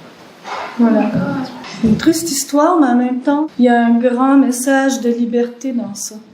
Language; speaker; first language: French; native; French